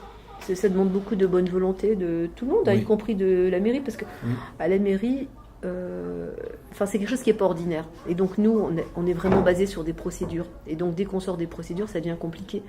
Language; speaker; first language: French; native; French